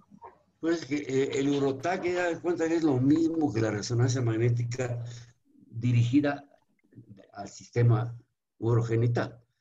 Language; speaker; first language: Spanish; native; Spanish